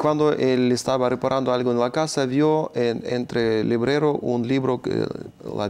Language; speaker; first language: Spanish; non-native, fluent; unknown